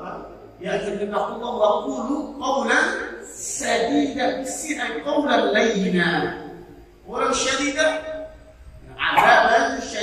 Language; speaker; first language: Arabic; non-native, fluent; Indonesian